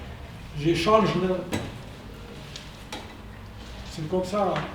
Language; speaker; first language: French; non-native, learner; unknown